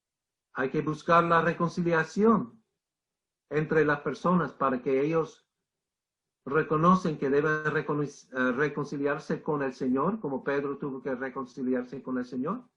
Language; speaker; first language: Spanish; non-native, fluent; English